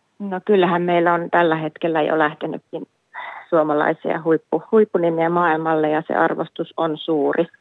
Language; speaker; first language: Finnish; native; Finnish